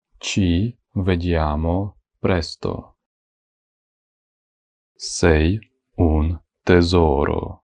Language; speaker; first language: Italian; non-native, fluent; Ukrainian